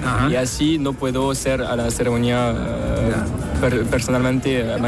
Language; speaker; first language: Spanish; non-native, learner; French